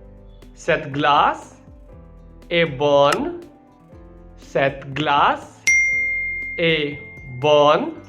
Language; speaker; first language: French; non-native, fluent; Hindi